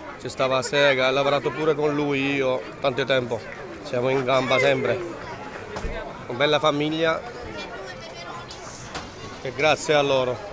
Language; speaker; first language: Italian; non-native, learner; Punjabi